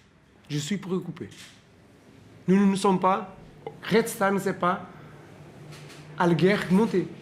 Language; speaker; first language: French; non-native, learner; Portuguese